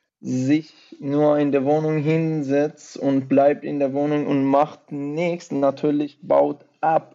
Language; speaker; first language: German; non-native, fluent; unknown